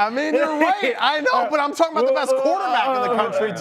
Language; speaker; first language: English; native; English